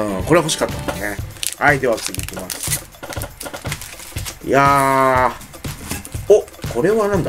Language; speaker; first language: Japanese; native; Japanese